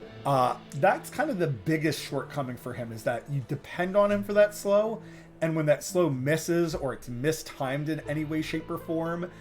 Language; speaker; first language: English; native; English